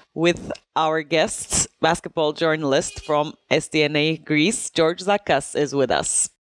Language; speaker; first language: English; non-native, fluent; Turkish